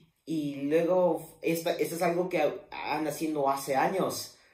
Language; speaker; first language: Spanish; early bilingual, heritage; Spanish